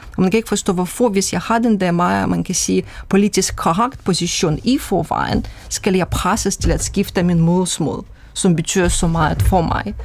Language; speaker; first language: Danish; non-native, fluent; Russian